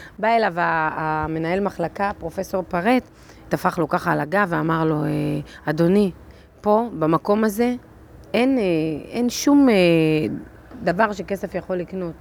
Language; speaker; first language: Hebrew; native; Hebrew